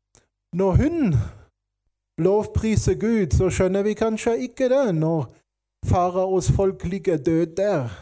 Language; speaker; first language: Norwegian; non-native, fluent; German